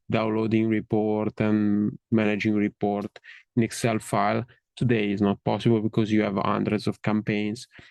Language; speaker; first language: English; non-native, fluent; Italian